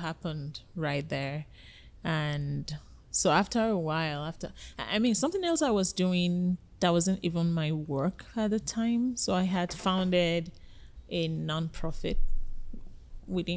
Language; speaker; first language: English; non-native, local second language; Yoruba